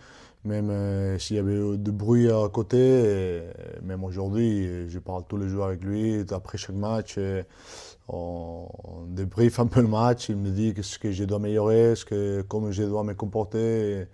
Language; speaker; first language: French; non-native, fluent; Spanish